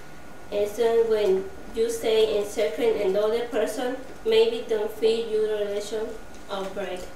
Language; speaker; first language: English; non-native, learner; Spanish